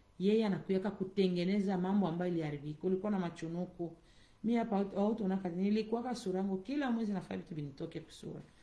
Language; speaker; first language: Swahili; native; Swahili